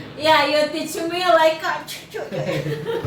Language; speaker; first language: English; non-native, learner; Indonesian